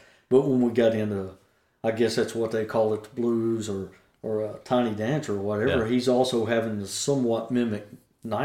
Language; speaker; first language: English; native; English